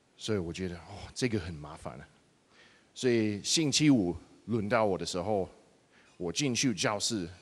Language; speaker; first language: Chinese; non-native, fluent; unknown